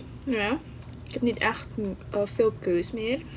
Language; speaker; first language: Dutch; non-native, local second language; Papiamento